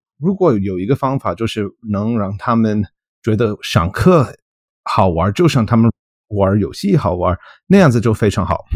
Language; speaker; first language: Chinese; non-native, fluent; English